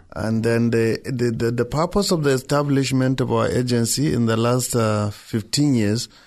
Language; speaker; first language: English; non-native, local second language; Hausa